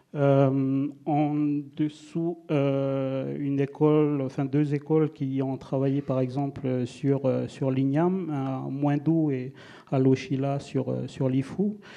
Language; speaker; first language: French; non-native, local second language; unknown